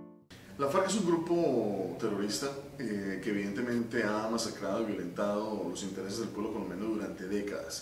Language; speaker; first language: Spanish; native; Spanish